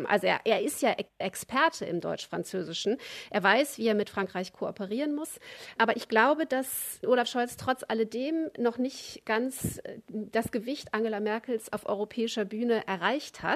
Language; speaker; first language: German; native; German